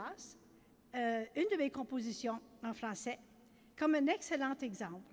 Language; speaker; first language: French; native; French